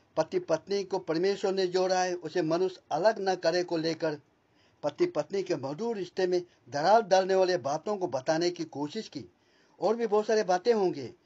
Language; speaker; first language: Hindi; non-native, local second language; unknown